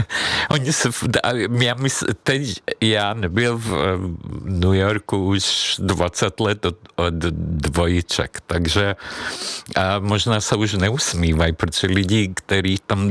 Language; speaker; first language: Czech; non-native, fluent; Hungarian